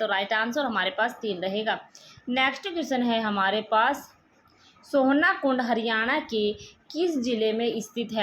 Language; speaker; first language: Hindi; native; Hindi